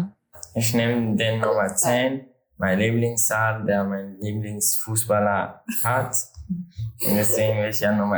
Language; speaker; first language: German; non-native, learner; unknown